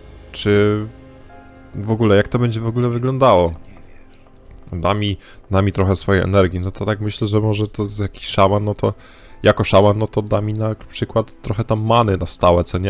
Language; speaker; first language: Polish; native; Polish